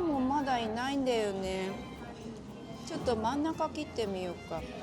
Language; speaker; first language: Japanese; native; Japanese